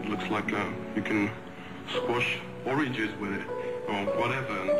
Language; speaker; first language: English; non-native, fluent; Finnish